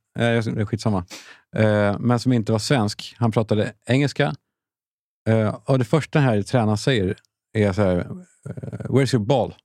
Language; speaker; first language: Swedish; native; Swedish